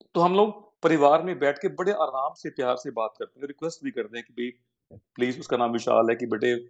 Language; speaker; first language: Hindi; native; Hindi